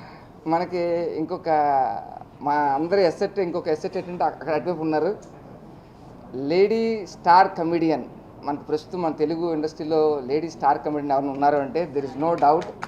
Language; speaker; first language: Telugu; native; Telugu